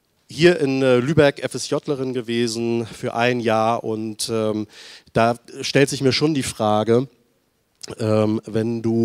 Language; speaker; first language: German; native; German